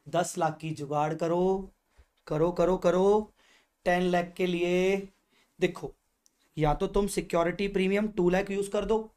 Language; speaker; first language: Hindi; native; Hindi